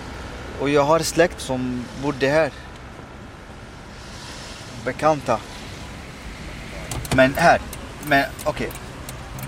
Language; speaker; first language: Swedish; non-native, fluent; Arabic